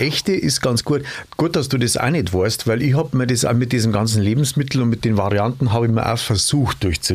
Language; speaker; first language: German; native; German